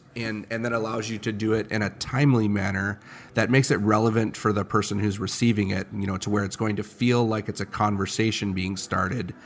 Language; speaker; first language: English; native; English